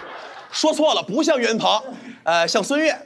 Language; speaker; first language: Chinese; native; Chinese